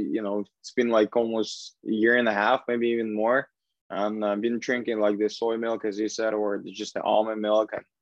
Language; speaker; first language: English; non-native, fluent; Russian